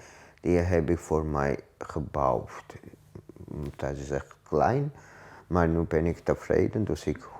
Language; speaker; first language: Dutch; non-native, learner; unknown